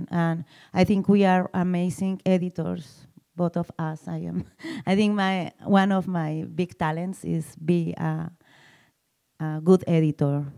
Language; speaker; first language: English; non-native, learner; Spanish